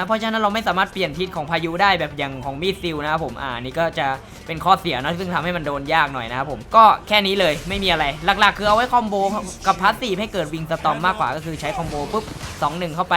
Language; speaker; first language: Thai; native; Thai